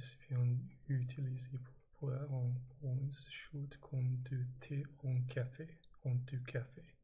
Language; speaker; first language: French; non-native, learner; English